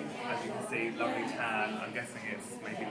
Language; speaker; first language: English; native; English